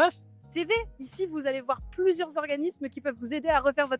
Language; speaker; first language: French; native; French